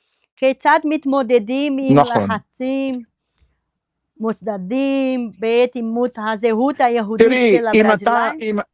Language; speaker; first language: Hebrew; non-native, fluent; Portuguese